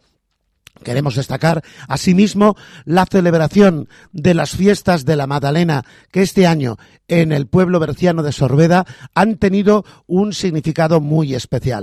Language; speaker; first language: Spanish; native; Spanish